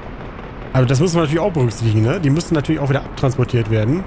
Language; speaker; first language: German; native; German